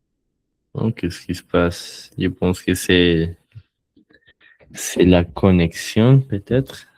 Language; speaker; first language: French; non-native, learner; Spanish